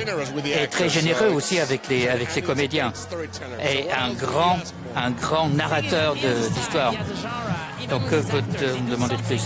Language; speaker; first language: French; native; French